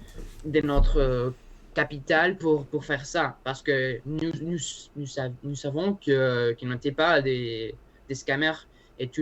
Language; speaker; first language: French; non-native, learner; Spanish